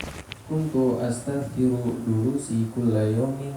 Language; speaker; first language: Arabic; non-native, learner; Indonesian